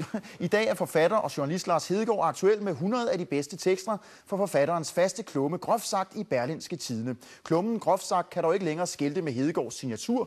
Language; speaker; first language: Danish; native; Danish